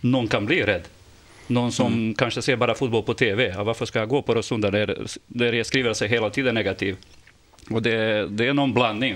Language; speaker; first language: Swedish; non-native, fluent; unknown